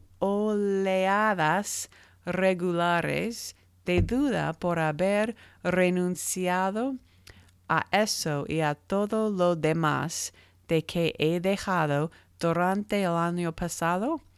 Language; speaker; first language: Spanish; non-native, learner; English